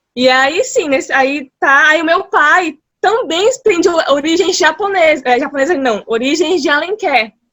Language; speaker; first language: Portuguese; early bilingual, heritage; Portuguese